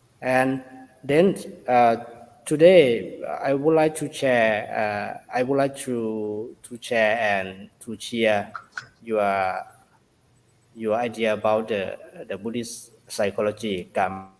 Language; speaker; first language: English; non-native, learner; Thai